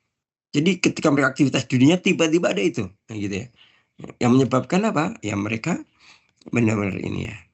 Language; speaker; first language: Indonesian; native; Indonesian